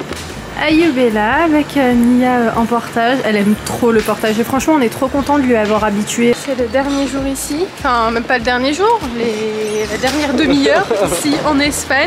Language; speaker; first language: French; native; French